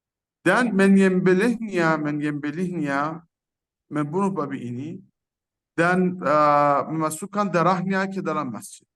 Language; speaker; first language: Indonesian; non-native, fluent; Persian